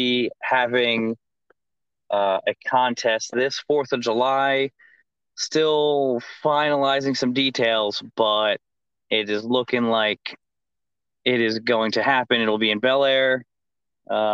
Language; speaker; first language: English; native; English